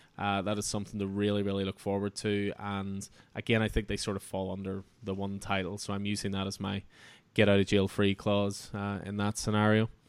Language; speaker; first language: English; native; English